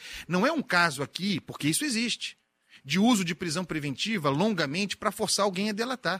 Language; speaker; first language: Portuguese; native; Portuguese